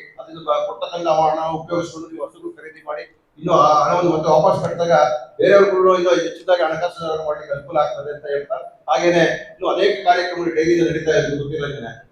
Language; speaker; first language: Kannada; native; Kannada